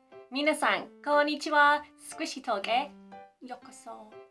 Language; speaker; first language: Japanese; non-native, learner; English